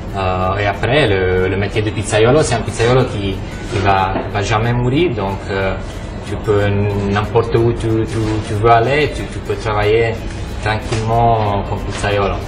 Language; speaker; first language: French; non-native, fluent; Romanian